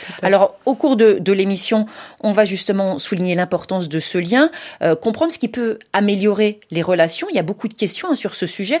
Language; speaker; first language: French; native; French